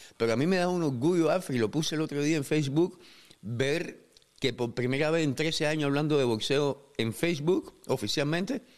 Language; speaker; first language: Spanish; native; Spanish